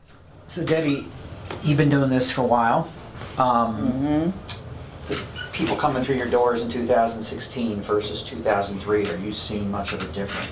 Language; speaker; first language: English; native; English